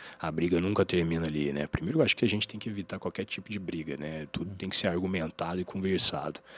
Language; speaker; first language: Portuguese; native; Portuguese